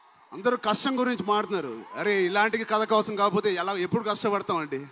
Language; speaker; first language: Telugu; native; Telugu